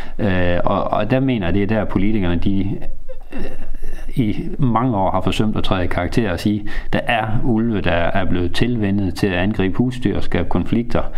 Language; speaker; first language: Danish; native; Danish